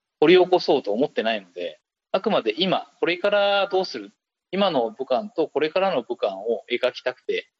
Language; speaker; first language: Japanese; native; Japanese